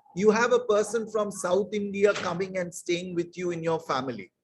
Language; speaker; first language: English; non-native, local second language; Bangla